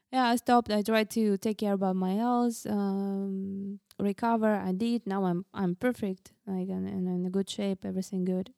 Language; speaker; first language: English; non-native, fluent; Russian